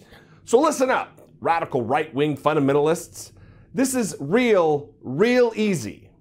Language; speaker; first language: English; native; English